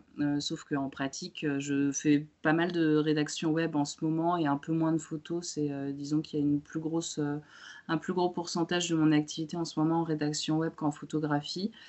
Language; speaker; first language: French; early bilingual, other home language; Romanian